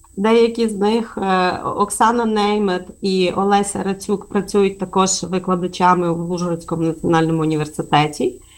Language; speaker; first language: Ukrainian; native; Ukrainian